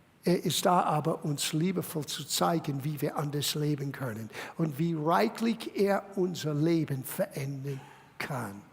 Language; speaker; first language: German; non-native, fluent; English